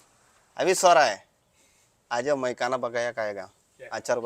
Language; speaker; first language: Hindi; non-native, learner; Telugu